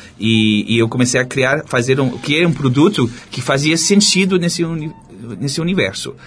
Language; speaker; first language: Portuguese; non-native, fluent; English